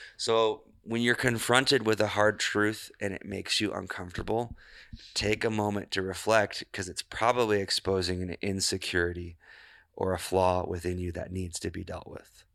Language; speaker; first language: English; native; English